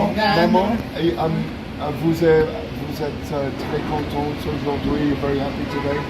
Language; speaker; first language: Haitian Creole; non-native, learner; English